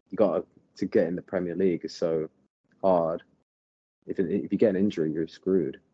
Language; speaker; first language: English; native; English